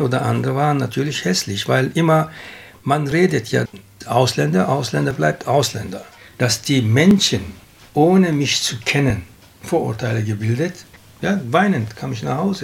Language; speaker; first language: German; non-native, fluent; Turkish